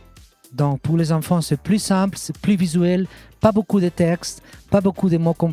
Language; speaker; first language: French; non-native, fluent; Catalan